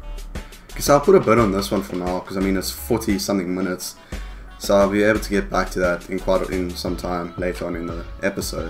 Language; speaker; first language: English; native; English